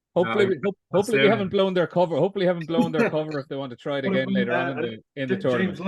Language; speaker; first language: English; native; English